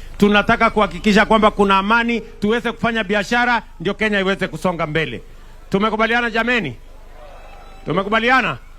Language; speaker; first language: Swahili; non-native, local second language; Kalenjin